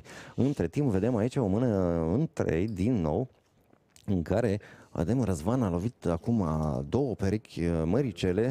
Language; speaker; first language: Romanian; native; Romanian